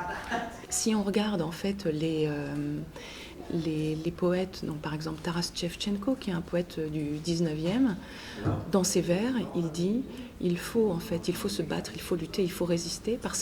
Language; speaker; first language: French; native; French